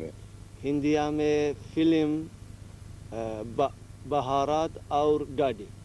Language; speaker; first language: Hindi; non-native, learner; Central Kurdish